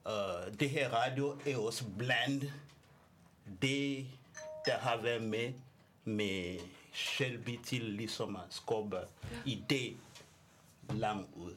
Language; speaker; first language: Danish; non-native, learner; French